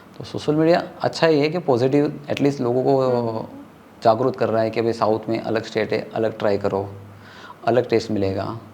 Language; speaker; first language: Hindi; non-native, local second language; Tamil